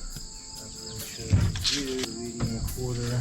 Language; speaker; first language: English; native; English